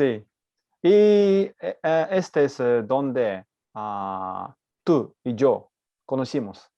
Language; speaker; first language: Spanish; non-native, learner; Japanese